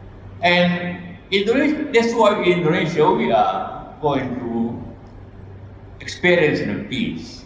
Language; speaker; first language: English; non-native, learner; Indonesian